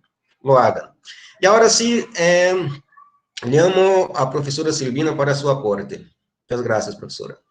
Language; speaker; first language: Spanish; non-native, fluent; Portuguese